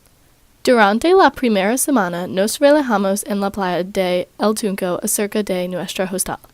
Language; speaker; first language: Spanish; non-native, learner; English